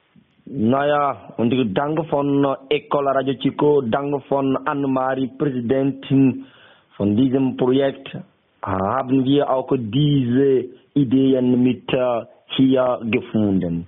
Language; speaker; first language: German; non-native, learner; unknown